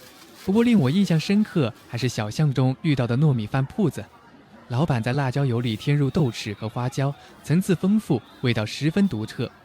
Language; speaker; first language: Chinese; native; Chinese